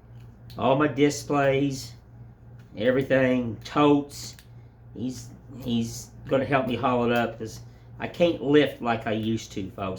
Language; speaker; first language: English; native; English